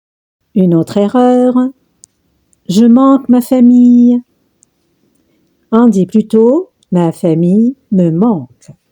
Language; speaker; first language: French; non-native, local second language; Arabic